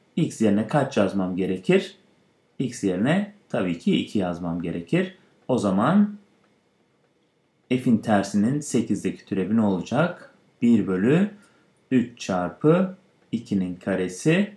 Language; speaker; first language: Turkish; native; Turkish